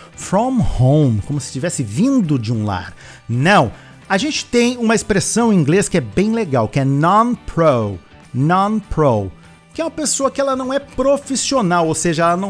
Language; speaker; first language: Portuguese; native; Portuguese